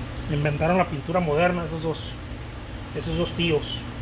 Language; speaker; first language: Spanish; native; Spanish